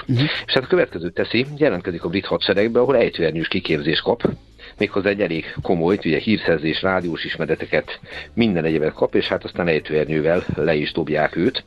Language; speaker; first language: Hungarian; native; Hungarian